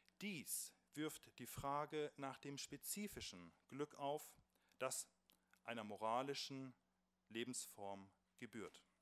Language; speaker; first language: German; native; German